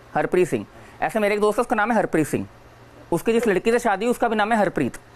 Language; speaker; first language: Hindi; native; Hindi